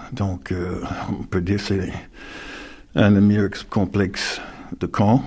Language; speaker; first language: French; non-native, fluent; English